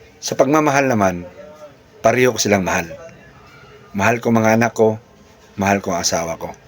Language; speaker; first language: Filipino; native; Filipino